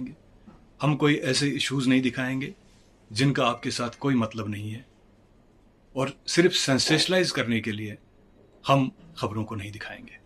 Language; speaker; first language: Hindi; native; Hindi